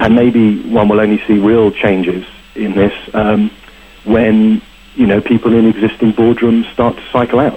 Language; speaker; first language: English; native; English